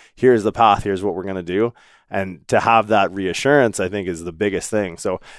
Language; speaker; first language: English; native; English